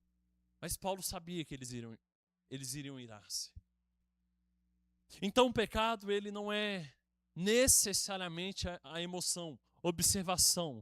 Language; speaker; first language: Portuguese; native; Portuguese